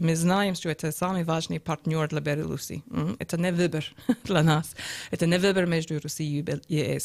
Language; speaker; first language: Russian; non-native, learner; English